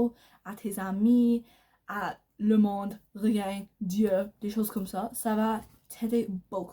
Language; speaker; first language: French; non-native, learner; English